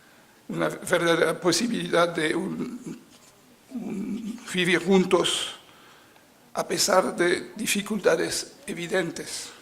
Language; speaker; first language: Spanish; non-native, fluent; French